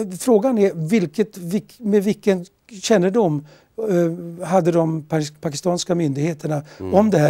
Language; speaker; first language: Swedish; native; Swedish